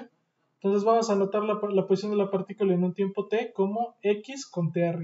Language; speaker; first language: Spanish; native; Spanish